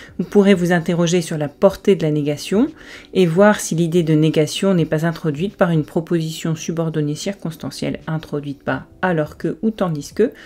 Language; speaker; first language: French; native; French